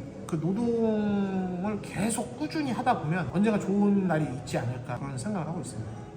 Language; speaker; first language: Korean; native; Korean